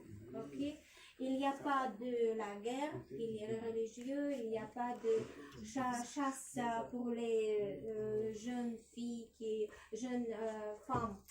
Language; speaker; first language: French; non-native, learner; Russian